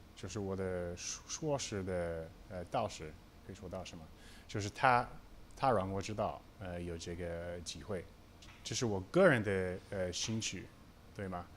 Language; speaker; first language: Chinese; non-native, fluent; English